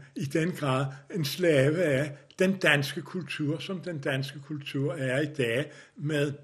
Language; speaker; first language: Danish; native; Danish